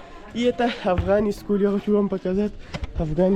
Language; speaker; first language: Russian; non-native, learner; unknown